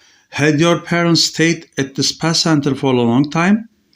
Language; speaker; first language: English; non-native, fluent; Turkish